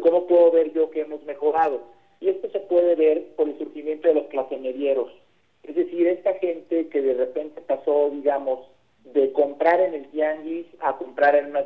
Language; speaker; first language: Spanish; native; Spanish